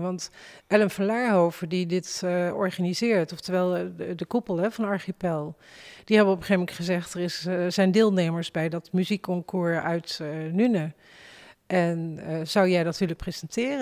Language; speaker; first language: Dutch; native; Dutch